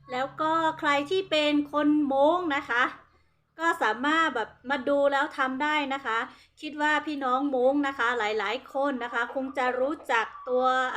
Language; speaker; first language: Thai; non-native, local second language; Hmong